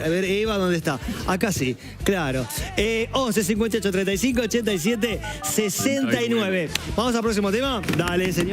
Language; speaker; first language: Spanish; native; Spanish